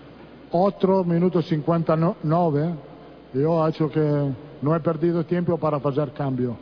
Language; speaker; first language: Portuguese; non-native, learner; Italian